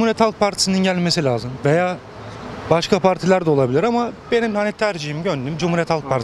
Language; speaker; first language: Turkish; native; Turkish